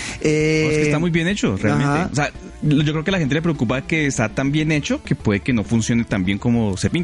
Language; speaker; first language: Spanish; native; Spanish